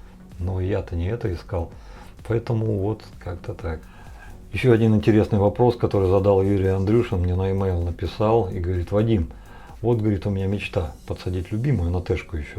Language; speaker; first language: Russian; native; Russian